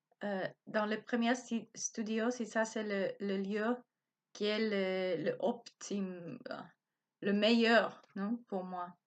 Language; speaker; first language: French; non-native, learner; Spanish